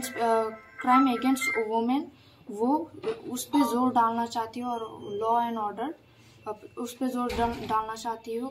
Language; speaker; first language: Hindi; non-native, local second language; Bangla